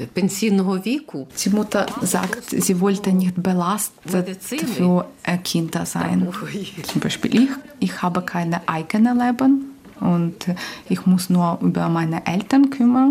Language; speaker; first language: German; non-native, learner; Ukrainian